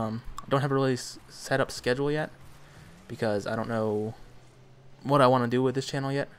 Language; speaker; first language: English; native; English